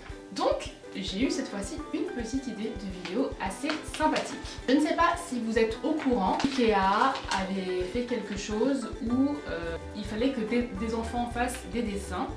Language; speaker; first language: French; native; French